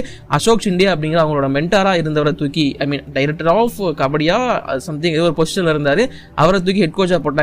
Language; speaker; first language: Tamil; native; Tamil